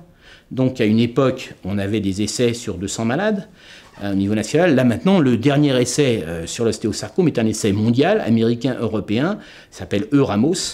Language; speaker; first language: French; native; French